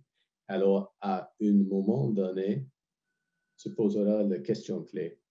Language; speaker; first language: French; non-native, fluent; English